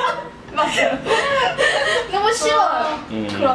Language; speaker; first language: Korean; non-native, fluent; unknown